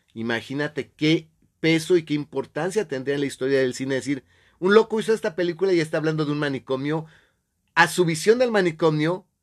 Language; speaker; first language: Spanish; native; Spanish